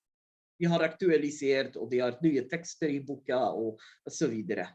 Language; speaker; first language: Norwegian; non-native, fluent; Polish